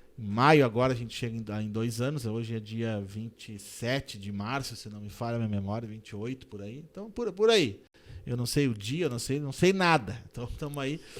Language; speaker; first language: Portuguese; native; Portuguese